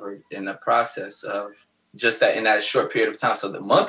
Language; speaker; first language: English; native; English